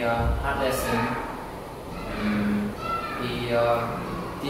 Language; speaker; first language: English; non-native, learner; Vietnamese